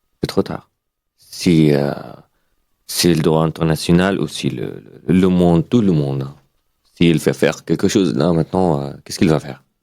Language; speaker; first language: French; non-native, learner; Arabic